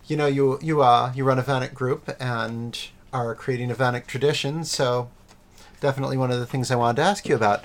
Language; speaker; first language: English; native; English